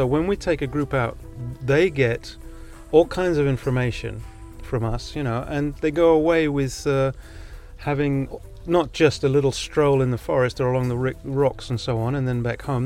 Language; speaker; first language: English; non-native, fluent; Catalan